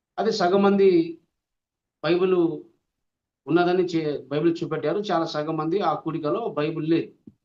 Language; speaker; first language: Telugu; non-native, local second language; Lambadi